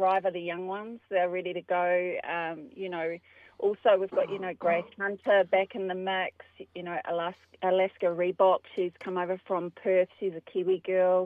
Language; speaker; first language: English; native; English